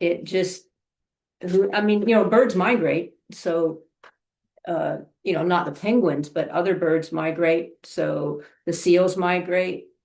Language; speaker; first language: English; native; English